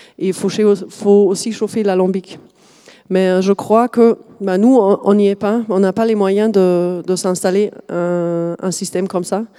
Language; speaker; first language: French; non-native, fluent; German